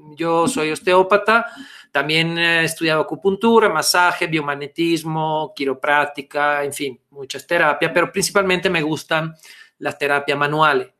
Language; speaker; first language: Spanish; non-native, fluent; Italian